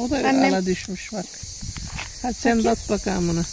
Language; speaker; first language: Turkish; native; Turkish